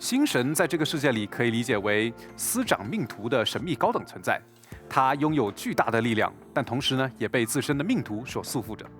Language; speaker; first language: Chinese; native; Chinese